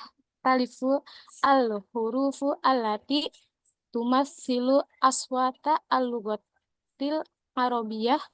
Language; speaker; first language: Arabic; non-native, learner; Indonesian